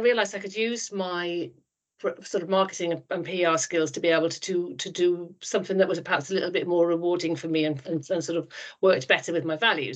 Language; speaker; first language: English; native; English